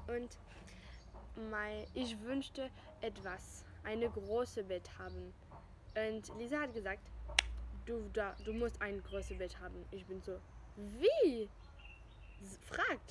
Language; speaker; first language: German; non-native, fluent; French